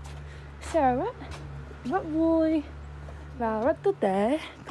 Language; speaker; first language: Vietnamese; non-native, learner; English